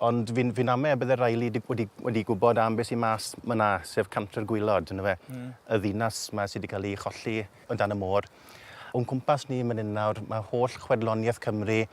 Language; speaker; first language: Welsh; native; Welsh